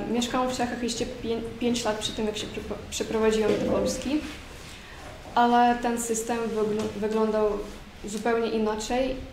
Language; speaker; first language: Polish; non-native, fluent; Ukrainian